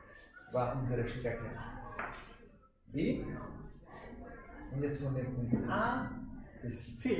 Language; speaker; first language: German; non-native, fluent; Hungarian